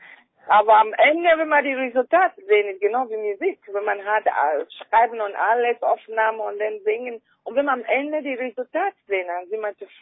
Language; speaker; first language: German; non-native, fluent; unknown